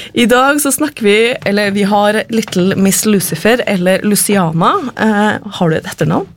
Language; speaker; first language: Norwegian; native; Norwegian